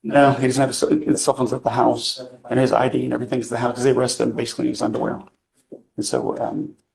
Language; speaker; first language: English; native; English